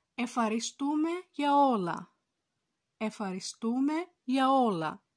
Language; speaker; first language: Greek; non-native, fluent; Turkish